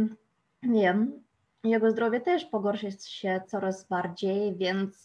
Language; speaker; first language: Polish; non-native, fluent; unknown